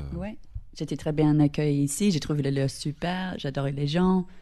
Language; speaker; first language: French; non-native, fluent; English